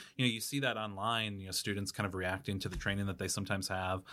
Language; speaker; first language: English; native; English